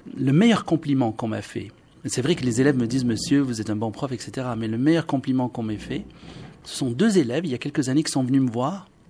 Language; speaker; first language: French; non-native, local second language; Arabic